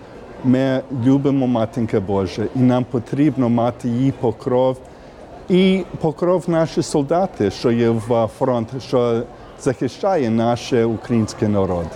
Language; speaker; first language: Ukrainian; early bilingual, heritage; Ukrainian